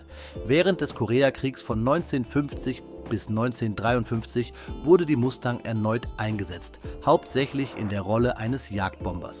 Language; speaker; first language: German; native; German